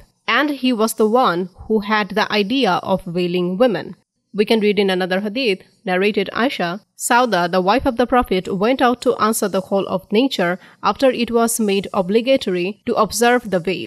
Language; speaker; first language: English; non-native, fluent; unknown